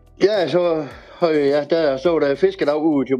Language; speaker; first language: Danish; native; Danish